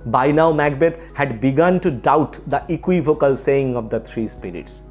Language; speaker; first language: English; non-native, local second language; Bangla